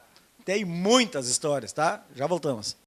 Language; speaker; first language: Portuguese; native; Portuguese